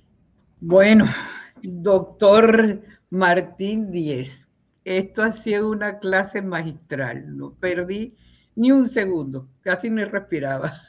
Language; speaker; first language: Spanish; native; Spanish